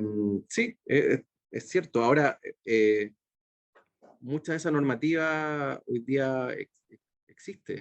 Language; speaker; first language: Spanish; native; Spanish